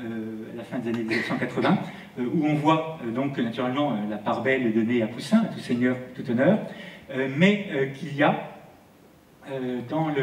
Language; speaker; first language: French; native; French